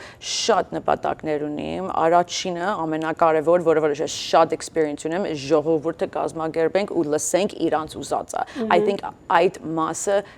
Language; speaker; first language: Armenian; early bilingual, heritage; Armenian